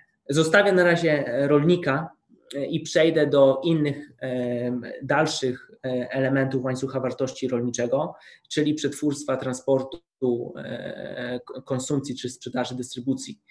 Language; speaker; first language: Polish; native; Polish